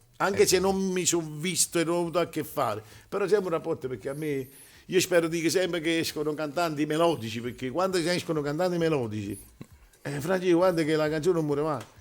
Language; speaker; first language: Italian; native; Italian